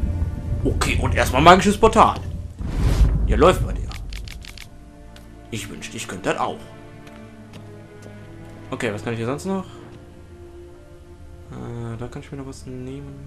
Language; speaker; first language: German; native; German